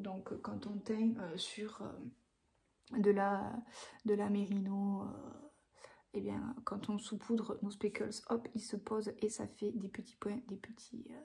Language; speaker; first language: French; native; French